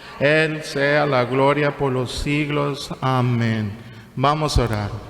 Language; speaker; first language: Spanish; non-native, fluent; English